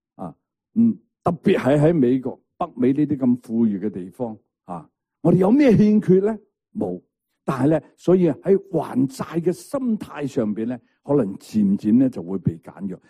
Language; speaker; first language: Cantonese; native; Cantonese